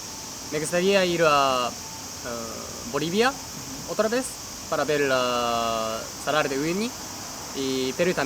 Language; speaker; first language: Spanish; non-native, learner; Japanese